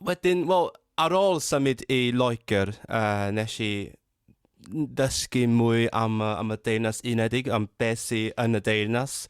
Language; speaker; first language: Welsh; non-native, fluent; Cantonese